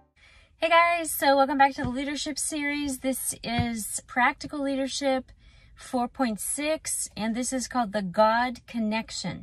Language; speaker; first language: English; native; English